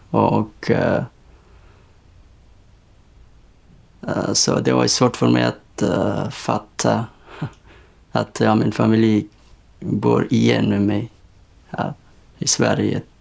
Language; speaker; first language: Swedish; non-native, learner; Persian